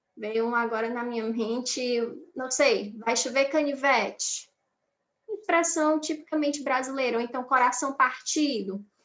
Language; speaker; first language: Portuguese; native; Portuguese